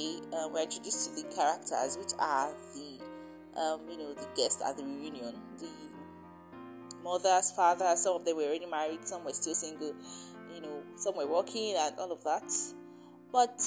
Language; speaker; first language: English; non-native, local second language; Yoruba